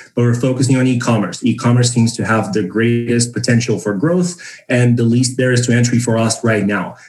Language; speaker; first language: English; non-native, fluent; Portuguese